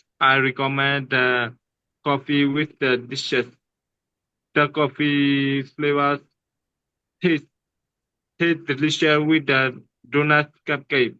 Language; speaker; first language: English; non-native, learner; Burmese